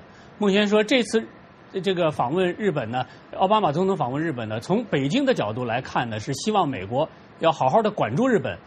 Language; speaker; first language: Chinese; native; Chinese